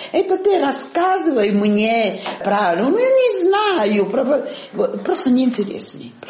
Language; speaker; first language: Russian; non-native, fluent; Italian